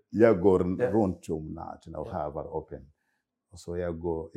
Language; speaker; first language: Norwegian; non-native, fluent; Swahili